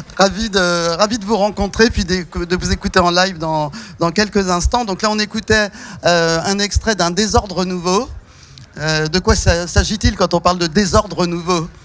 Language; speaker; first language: French; native; French